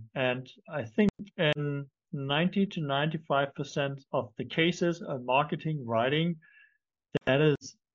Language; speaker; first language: English; non-native, fluent; German